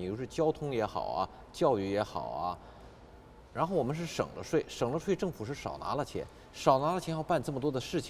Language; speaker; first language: Chinese; native; Chinese